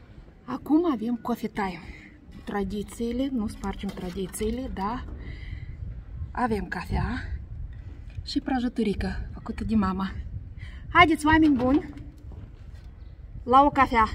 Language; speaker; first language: Romanian; non-native, learner; Russian